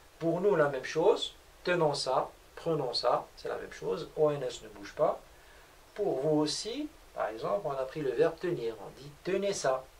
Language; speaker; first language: French; non-native, local second language; Arabic